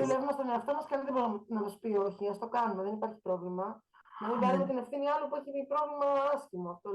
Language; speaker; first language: Greek; native; Greek